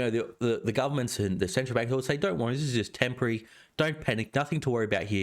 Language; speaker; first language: English; native; English